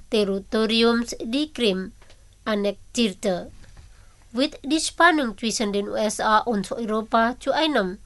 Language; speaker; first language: German; non-native, fluent; Indonesian